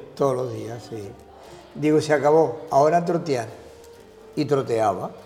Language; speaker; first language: Spanish; native; Spanish